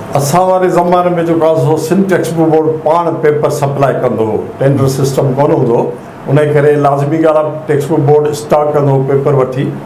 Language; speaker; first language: Sindhi; native; Sindhi